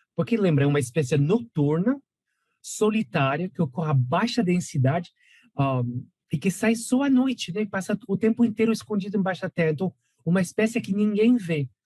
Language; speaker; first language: Portuguese; non-native, fluent; French